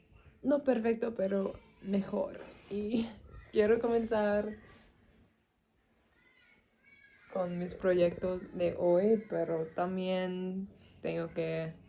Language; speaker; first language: Spanish; non-native, learner; English